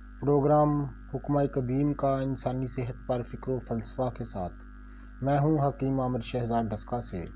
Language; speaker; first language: Urdu; non-native, local second language; Punjabi